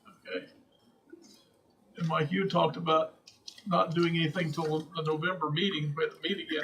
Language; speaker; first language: English; native; English